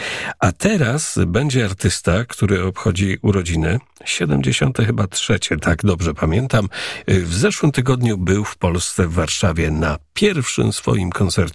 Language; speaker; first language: Polish; native; Polish